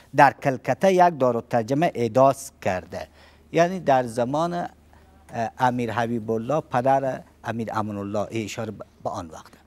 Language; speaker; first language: Persian; native; Persian